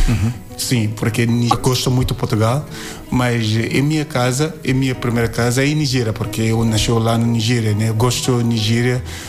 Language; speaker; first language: Portuguese; non-native, learner; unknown